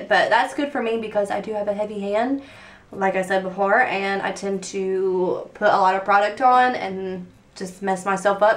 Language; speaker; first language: English; native; English